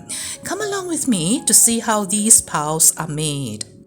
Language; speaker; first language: English; native; English